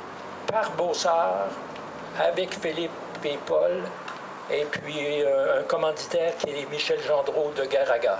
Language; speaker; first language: French; native; French